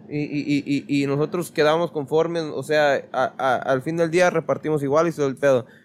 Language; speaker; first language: Spanish; early bilingual, heritage; Spanish